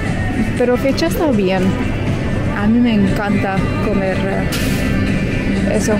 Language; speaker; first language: Spanish; non-native, learner; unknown